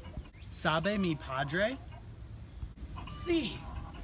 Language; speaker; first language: Spanish; non-native, learner; English